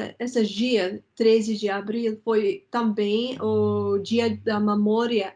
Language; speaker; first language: Portuguese; non-native, fluent; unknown